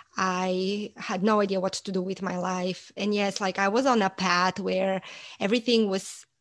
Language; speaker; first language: English; non-native, fluent; Portuguese